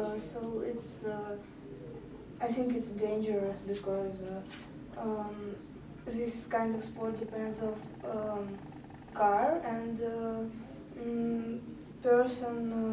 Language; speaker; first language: English; non-native, learner; Russian